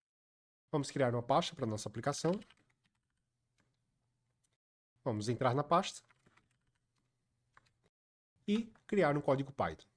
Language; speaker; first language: Portuguese; native; Portuguese